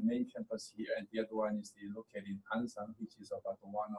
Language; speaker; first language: English; non-native, fluent; Korean